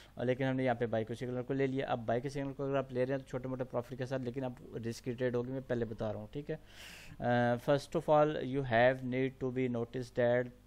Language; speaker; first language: Urdu; non-native, local second language; Punjabi